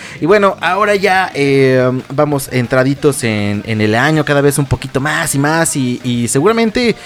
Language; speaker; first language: Spanish; native; Spanish